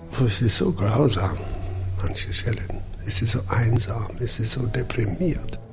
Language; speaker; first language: German; non-native, fluent; English